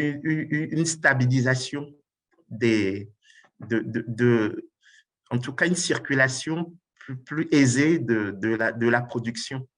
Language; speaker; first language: French; non-native, local second language; Ewe